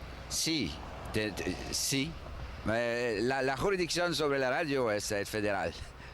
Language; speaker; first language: Spanish; non-native, learner; French